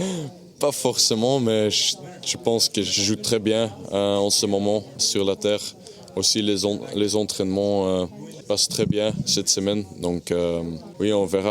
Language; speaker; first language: French; non-native, fluent; Dutch